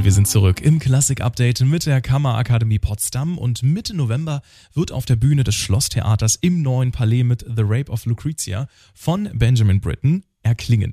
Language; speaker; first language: German; native; German